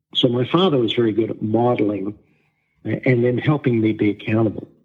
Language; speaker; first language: English; native; English